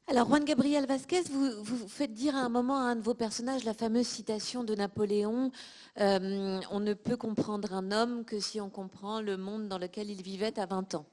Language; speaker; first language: French; native; French